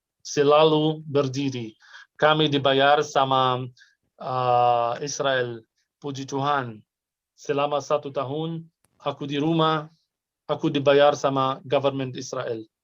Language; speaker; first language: Indonesian; non-native, fluent; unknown